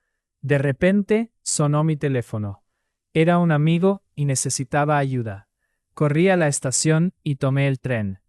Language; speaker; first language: Spanish; non-native, fluent; English